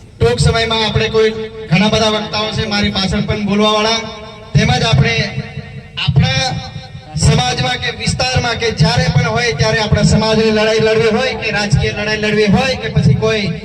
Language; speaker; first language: Gujarati; non-native, local second language; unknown